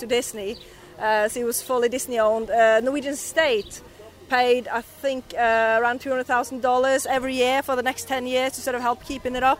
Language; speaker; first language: English; non-native, fluent; Norwegian